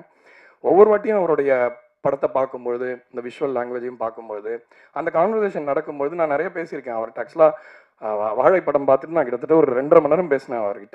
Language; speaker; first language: Tamil; native; Tamil